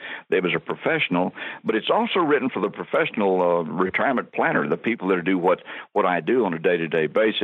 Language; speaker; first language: English; native; English